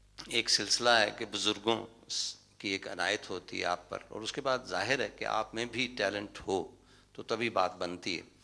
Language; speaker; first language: Urdu; non-native, local second language; Punjabi